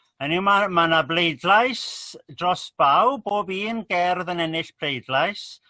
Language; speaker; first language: Welsh; native; Welsh